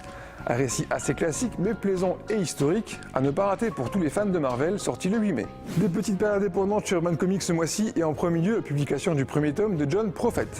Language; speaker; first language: French; native; French